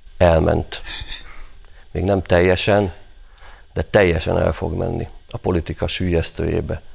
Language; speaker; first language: Hungarian; native; Hungarian